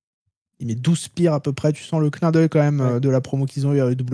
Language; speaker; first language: French; native; French